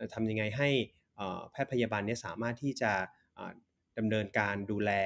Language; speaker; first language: Thai; native; Thai